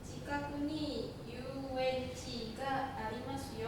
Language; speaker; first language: Japanese; non-native, learner; Indonesian